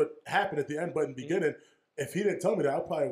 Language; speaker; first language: English; native; English